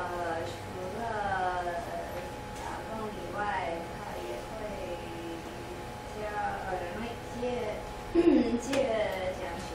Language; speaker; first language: Chinese; non-native, learner; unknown